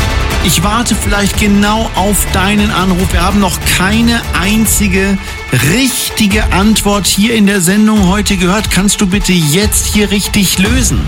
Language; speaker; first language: German; native; German